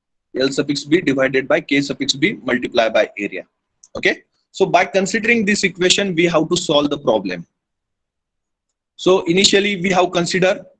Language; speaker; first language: English; non-native, local second language; Hindi